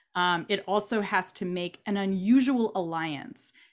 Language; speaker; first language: English; native; English